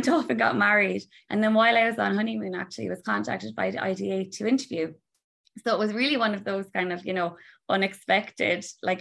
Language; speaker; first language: English; native; English